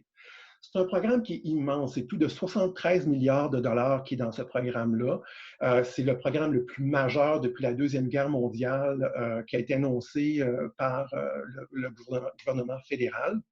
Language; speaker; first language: French; native; French